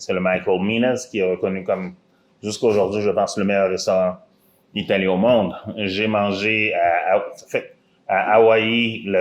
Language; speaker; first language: French; early bilingual, other home language; Haitian Creole